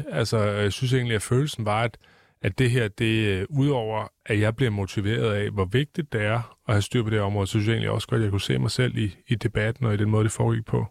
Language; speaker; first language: Danish; native; Danish